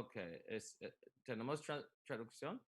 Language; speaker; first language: Spanish; non-native, learner; English